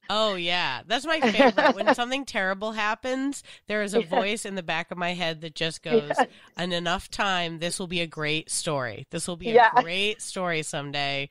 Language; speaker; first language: English; native; English